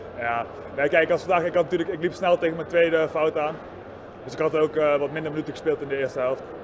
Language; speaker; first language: Dutch; native; Dutch